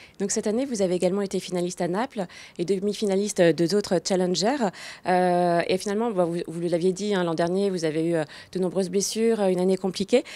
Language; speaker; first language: French; native; French